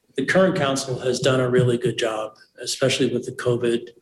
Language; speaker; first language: English; native; English